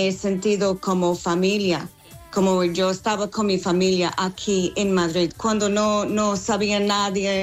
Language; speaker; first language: Spanish; non-native, learner; English